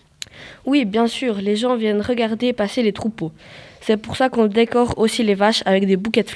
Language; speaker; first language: French; native; French